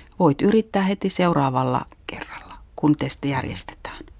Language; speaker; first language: Finnish; native; Finnish